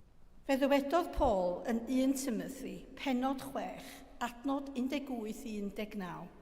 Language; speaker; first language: Welsh; native; Welsh